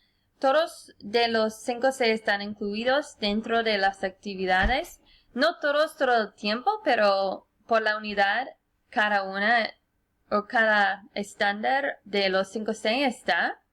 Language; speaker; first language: Spanish; non-native, fluent; English